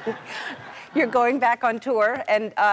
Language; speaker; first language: English; native; English